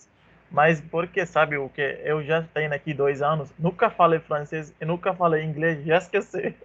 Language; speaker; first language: Portuguese; non-native, learner; Arabic